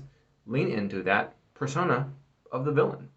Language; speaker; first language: English; native; English